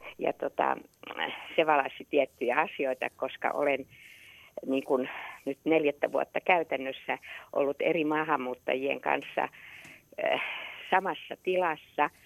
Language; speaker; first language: Finnish; native; Finnish